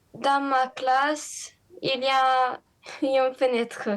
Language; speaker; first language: French; non-native, learner; Romanian